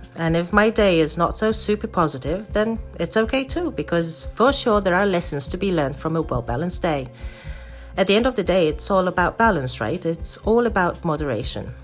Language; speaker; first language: English; non-native, fluent; Maltese